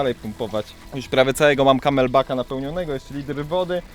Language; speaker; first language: Polish; native; Polish